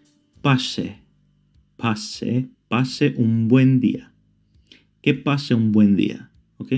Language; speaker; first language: Spanish; non-native, learner; Romanian